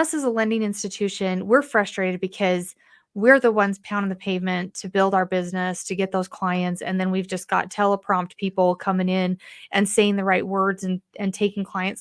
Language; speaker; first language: English; native; English